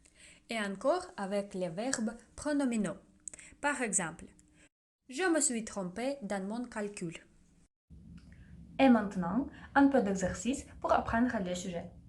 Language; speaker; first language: French; non-native, fluent; Russian